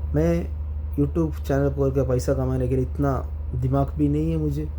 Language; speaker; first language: Hindi; non-native, local second language; Malayalam